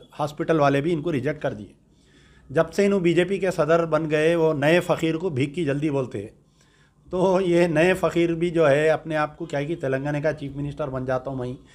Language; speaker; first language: Hindi; native; Hindi